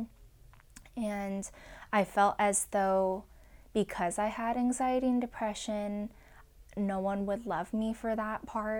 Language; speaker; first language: English; native; English